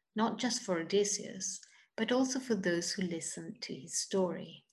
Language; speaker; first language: English; non-native, fluent; Italian